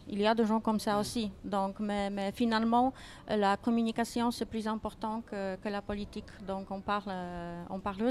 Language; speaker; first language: French; non-native, fluent; Polish